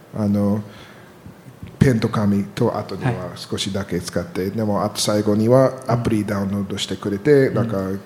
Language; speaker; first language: Japanese; non-native, learner; English